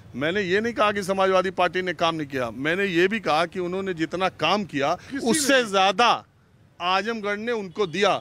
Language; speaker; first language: Hindi; native; Hindi